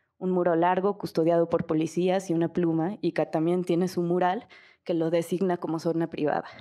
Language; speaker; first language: Spanish; native; Spanish